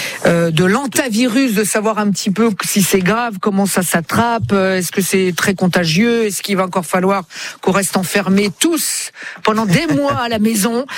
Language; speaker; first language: French; native; French